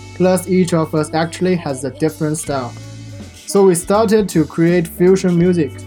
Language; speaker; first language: English; non-native, fluent; Chinese